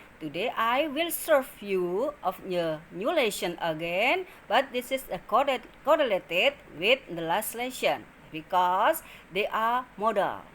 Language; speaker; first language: English; non-native, learner; Indonesian